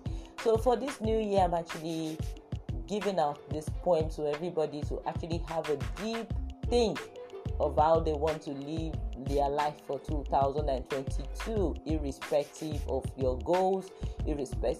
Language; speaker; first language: English; non-native, local second language; Yoruba